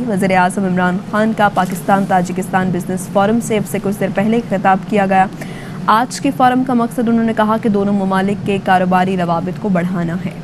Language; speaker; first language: Urdu; native; Urdu